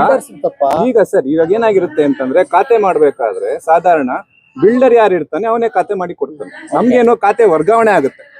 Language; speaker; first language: Kannada; native; Kannada